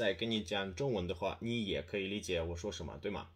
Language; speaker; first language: Chinese; non-native, fluent; Russian